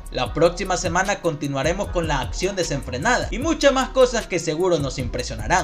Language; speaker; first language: Spanish; native; Spanish